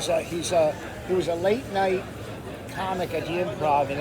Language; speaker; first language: English; native; English